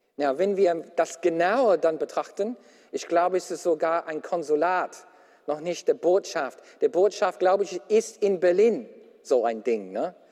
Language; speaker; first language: German; non-native, fluent; English